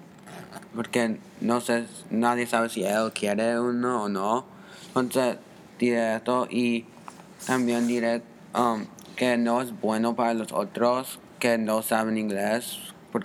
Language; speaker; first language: Spanish; non-native, learner; English